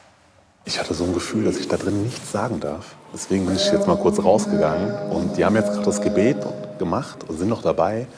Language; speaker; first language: German; native; German